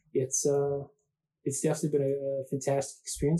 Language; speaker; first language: English; native; English